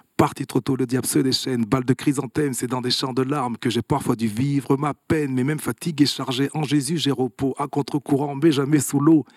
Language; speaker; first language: French; early bilingual, other home language; Kabuverdianu